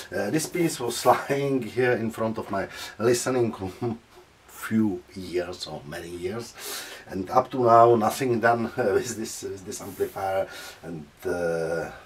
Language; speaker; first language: English; non-native, learner; Czech